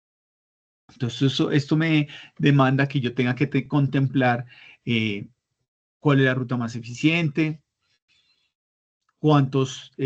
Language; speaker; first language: Spanish; native; Spanish